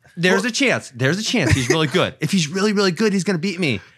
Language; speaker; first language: English; native; English